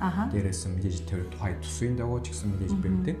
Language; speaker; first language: Mongolian; non-native, fluent; Japanese